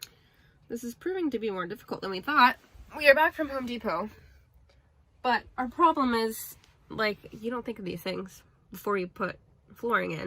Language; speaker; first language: English; native; English